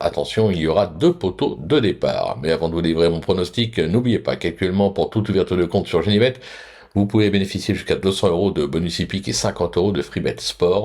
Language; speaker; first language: French; native; French